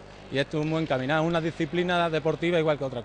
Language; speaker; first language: Spanish; native; Spanish